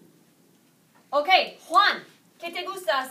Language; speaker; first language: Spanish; non-native, fluent; English